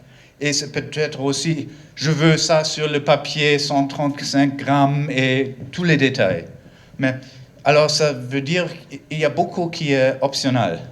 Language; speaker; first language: French; non-native, learner; German